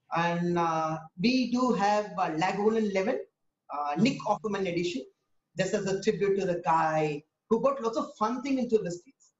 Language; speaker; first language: English; non-native, local second language; Tamil